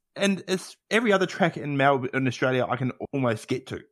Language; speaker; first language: English; native; English